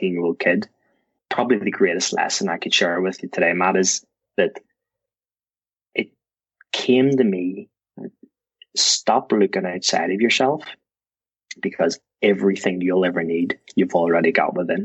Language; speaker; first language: English; native; English